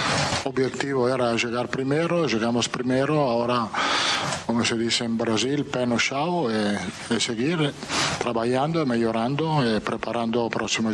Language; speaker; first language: Portuguese; non-native, learner; Italian